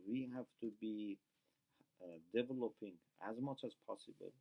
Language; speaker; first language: English; non-native, fluent; Persian